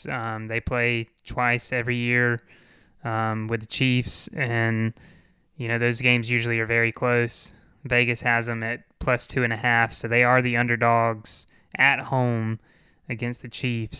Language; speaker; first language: English; native; English